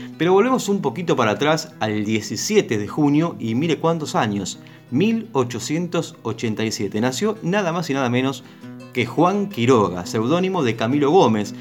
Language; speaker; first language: Spanish; native; Spanish